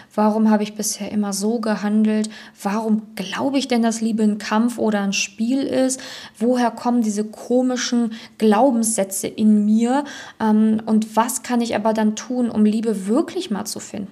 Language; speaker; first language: German; native; German